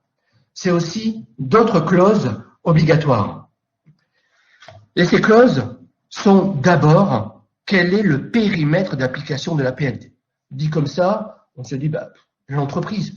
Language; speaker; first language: French; native; French